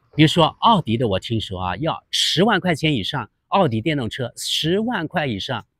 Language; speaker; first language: Chinese; native; Chinese